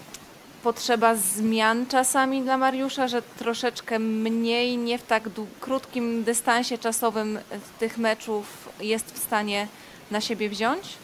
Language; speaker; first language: Polish; native; Polish